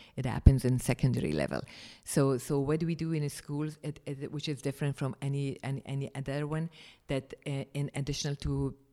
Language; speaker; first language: English; non-native, fluent; Persian